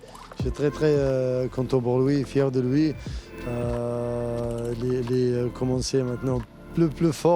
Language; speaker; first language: French; non-native, learner; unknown